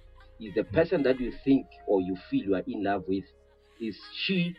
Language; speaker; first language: English; non-native, local second language; Northern Sotho